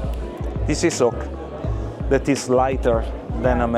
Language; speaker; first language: English; non-native, learner; Italian